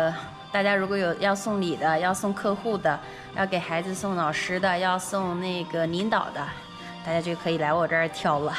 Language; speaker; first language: Chinese; native; Chinese